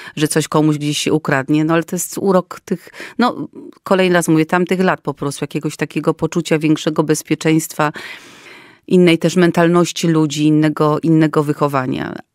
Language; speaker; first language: Polish; native; Polish